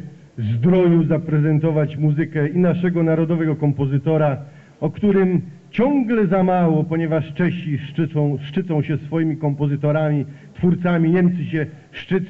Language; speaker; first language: Polish; native; Polish